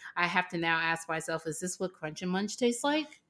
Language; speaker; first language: English; native; English